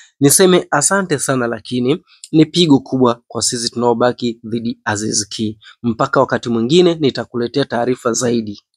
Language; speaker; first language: Swahili; native; Swahili